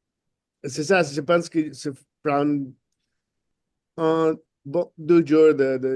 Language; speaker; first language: French; non-native, fluent; Spanish